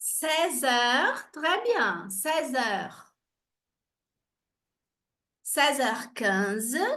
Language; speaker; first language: French; non-native, fluent; Portuguese